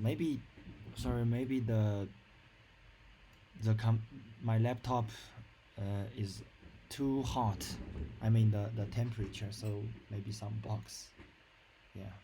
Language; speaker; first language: English; non-native, learner; Chinese